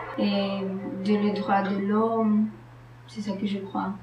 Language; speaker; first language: French; early bilingual, other home language; Romanian